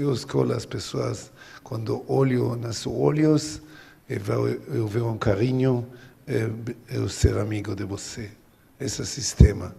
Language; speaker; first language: Portuguese; non-native, learner; Hebrew